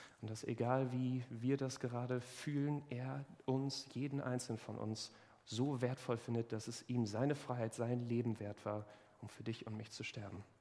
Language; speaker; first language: German; native; German